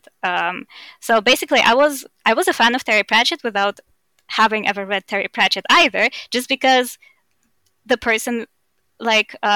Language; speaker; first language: English; non-native, fluent; Russian